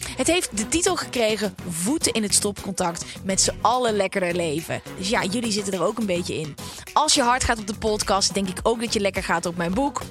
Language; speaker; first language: Dutch; native; Dutch